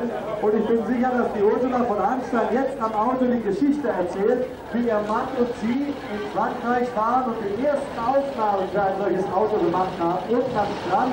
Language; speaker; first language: German; native; German